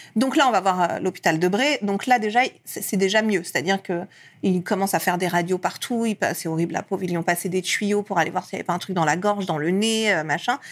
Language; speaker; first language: French; early bilingual, other home language; Persian